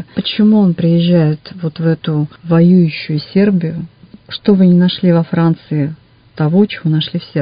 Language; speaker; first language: Russian; native; Russian